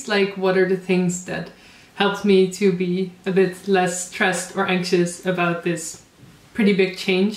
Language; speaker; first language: English; non-native, fluent; Dutch